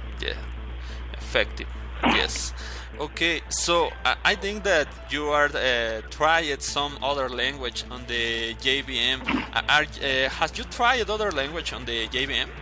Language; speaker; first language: English; non-native, learner; Spanish